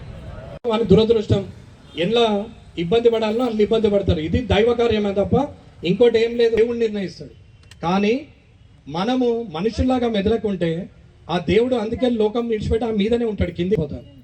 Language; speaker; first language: Telugu; native; Telugu